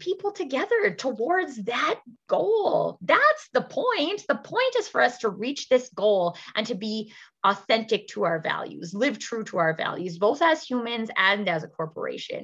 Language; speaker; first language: English; native; English